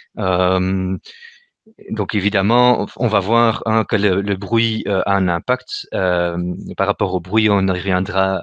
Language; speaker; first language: French; native; French